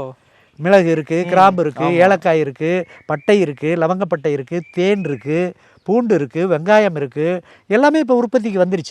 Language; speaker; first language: Tamil; native; Tamil